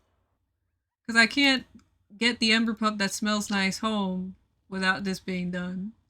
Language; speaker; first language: English; native; English